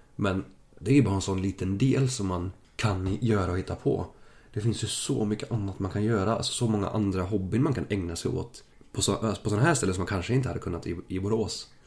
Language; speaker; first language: Swedish; early bilingual, other home language; German